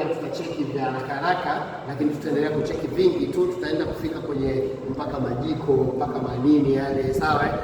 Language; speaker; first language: Swahili; native; Swahili